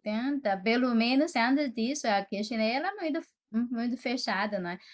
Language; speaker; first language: Portuguese; non-native, fluent; Chinese